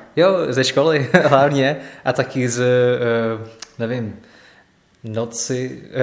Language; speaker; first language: Czech; non-native, learner; English